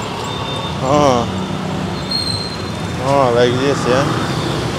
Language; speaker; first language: English; non-native, learner; Russian